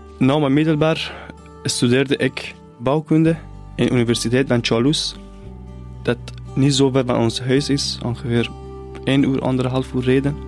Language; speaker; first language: Dutch; non-native, fluent; Persian